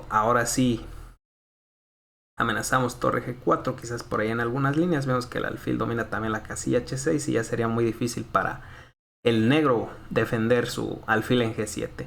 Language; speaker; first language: Spanish; native; Spanish